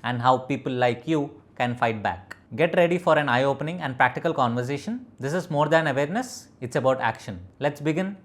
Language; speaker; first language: English; non-native, local second language; Telugu